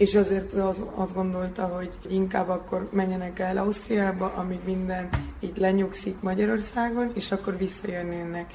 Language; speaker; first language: Hungarian; early bilingual, heritage; Hungarian